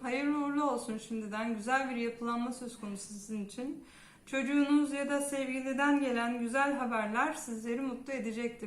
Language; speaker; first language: Turkish; native; Turkish